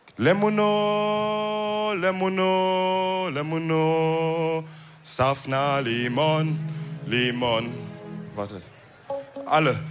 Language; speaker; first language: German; early bilingual, other home language; Wolof